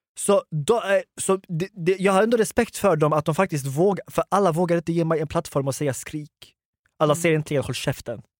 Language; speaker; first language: Swedish; early bilingual, other home language; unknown